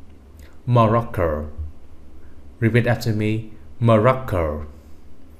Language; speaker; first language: English; non-native, fluent; Vietnamese